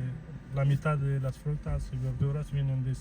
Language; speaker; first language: Spanish; non-native, fluent; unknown